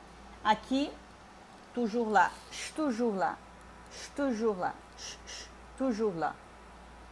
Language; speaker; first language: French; non-native, fluent; Portuguese